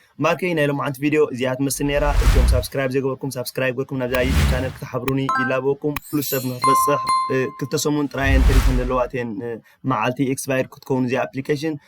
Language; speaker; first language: Tigrinya; early bilingual, heritage; Tigrinya